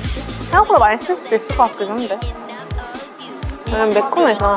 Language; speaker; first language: Korean; native; Korean